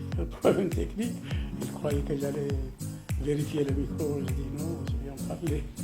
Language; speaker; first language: French; non-native, fluent; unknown